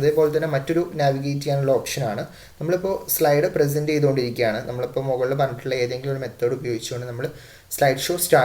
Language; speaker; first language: Malayalam; native; Malayalam